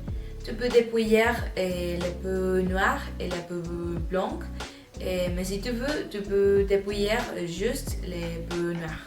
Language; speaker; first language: French; non-native, learner; Spanish